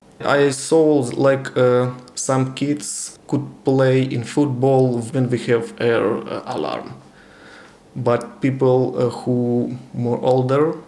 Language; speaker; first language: English; non-native, learner; Ukrainian